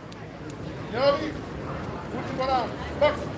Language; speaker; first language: Italian; native; Italian